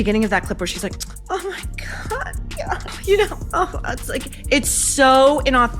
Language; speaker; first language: English; native; English